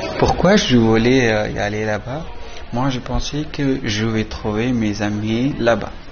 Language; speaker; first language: French; non-native, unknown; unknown